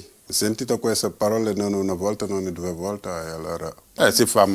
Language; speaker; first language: Italian; non-native, learner; Wolof